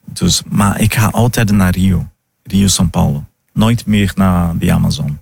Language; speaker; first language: Dutch; non-native, fluent; Portuguese